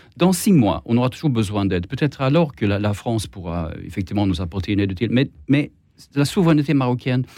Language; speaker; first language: French; non-native, fluent; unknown